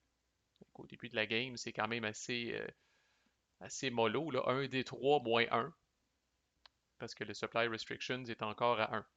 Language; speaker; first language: French; native; French